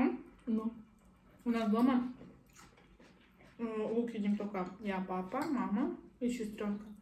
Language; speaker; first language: Russian; non-native, local second language; Kazakh